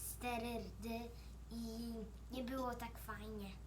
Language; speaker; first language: Polish; early bilingual, heritage; Polish